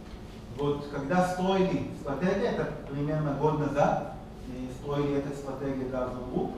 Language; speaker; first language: Russian; non-native, learner; Hebrew